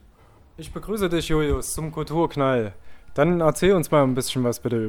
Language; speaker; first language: German; native; German